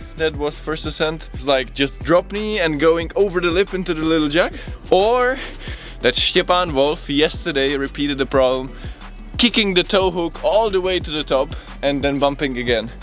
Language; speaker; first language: English; non-native, fluent; Czech